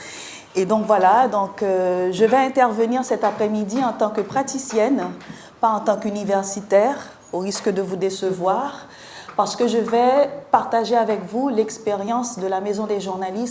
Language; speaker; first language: French; non-native, local second language; Haitian Creole